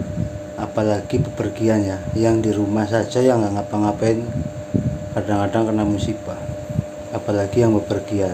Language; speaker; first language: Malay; non-native, local second language; Javanese